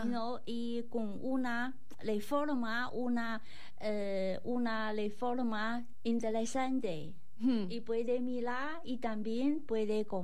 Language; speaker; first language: Spanish; non-native, learner; Chinese